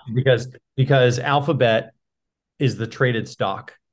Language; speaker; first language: English; native; English